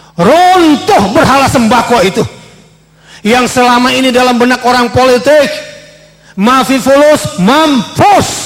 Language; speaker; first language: Indonesian; native; Indonesian